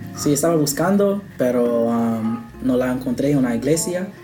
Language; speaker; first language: Spanish; non-native, learner; English